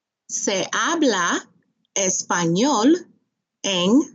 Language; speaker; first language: Spanish; non-native, fluent; English